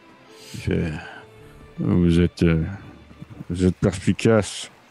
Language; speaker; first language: French; native; French